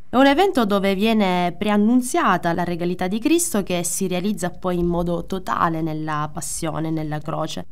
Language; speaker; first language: Italian; native; Italian